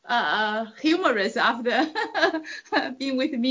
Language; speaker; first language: English; non-native, fluent; Chinese